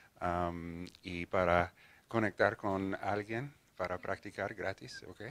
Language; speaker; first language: Spanish; non-native, learner; English